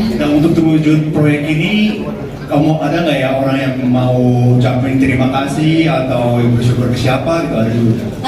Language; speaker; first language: Indonesian; non-native, fluent; Japanese